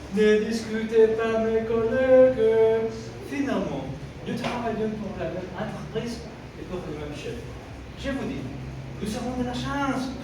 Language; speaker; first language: French; non-native, learner; Spanish